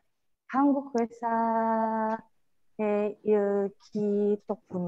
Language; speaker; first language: Korean; non-native, learner; Indonesian